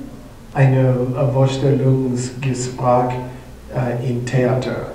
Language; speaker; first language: German; non-native, learner; English